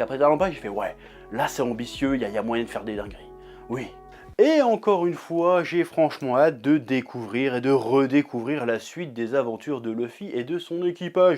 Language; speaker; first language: French; native; French